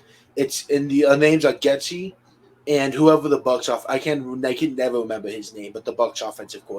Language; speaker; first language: English; native; English